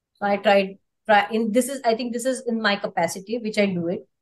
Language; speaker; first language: Hindi; non-native, local second language; Marathi